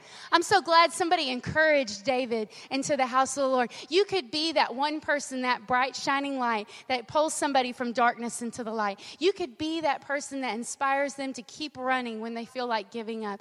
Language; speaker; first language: English; native; English